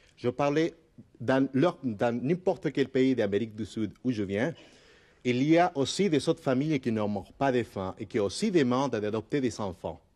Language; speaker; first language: French; non-native, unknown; Spanish